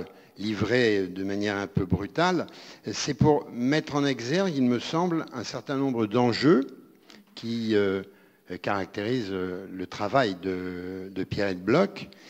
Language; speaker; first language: French; native; French